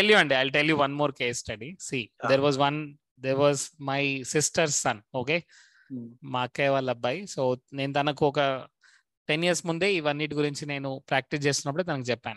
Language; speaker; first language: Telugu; native; Telugu